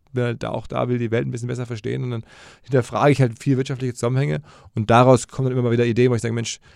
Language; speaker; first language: German; native; German